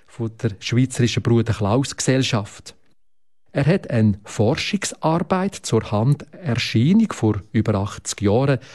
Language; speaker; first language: German; native; German